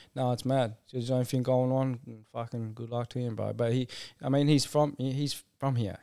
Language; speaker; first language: English; native; English